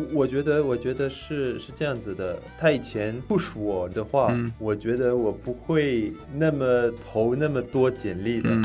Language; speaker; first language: Chinese; non-native, fluent; French